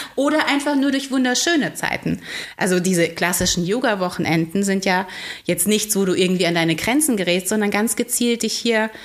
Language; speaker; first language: German; native; German